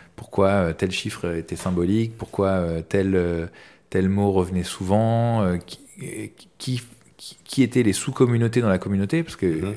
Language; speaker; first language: French; native; French